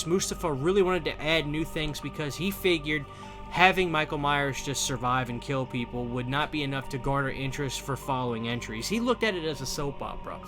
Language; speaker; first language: English; native; English